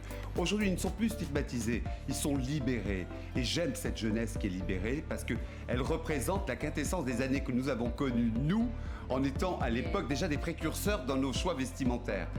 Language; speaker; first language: French; native; French